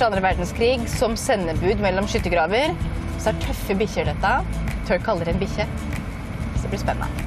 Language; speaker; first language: Norwegian; native; Norwegian